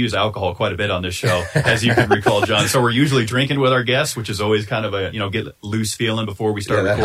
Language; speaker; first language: English; native; English